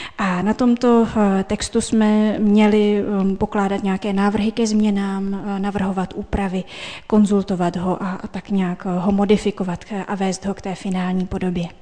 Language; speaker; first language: Czech; native; Czech